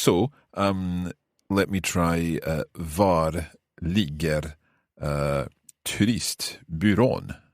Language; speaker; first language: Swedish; non-native, learner; English